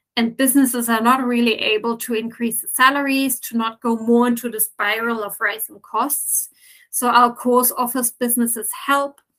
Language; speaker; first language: English; non-native, fluent; German